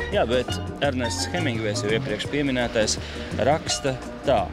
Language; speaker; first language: Latvian; native; Latvian